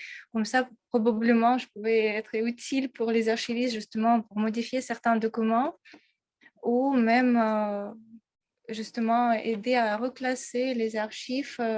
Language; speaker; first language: French; non-native, fluent; Russian